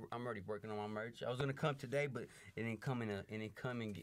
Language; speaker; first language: English; native; English